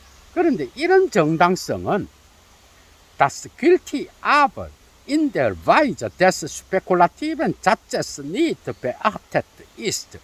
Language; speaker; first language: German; non-native, fluent; Korean